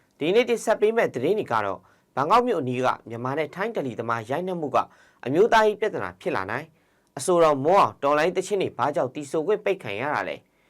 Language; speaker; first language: Burmese; native; Burmese